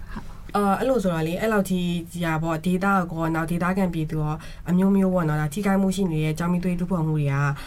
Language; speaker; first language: Burmese; native; Burmese